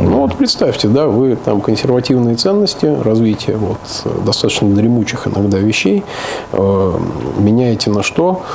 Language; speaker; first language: Russian; native; Russian